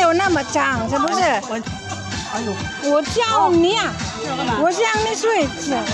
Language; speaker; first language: Chinese; non-native, learner; Indonesian